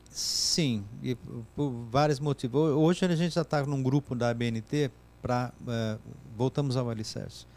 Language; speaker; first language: Portuguese; native; Portuguese